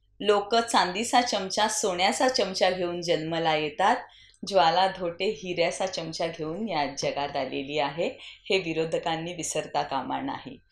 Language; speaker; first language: Marathi; native; Marathi